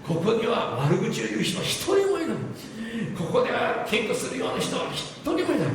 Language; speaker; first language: Japanese; non-native, fluent; English